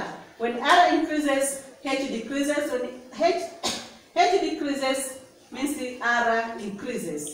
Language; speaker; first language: English; non-native, local second language; Swahili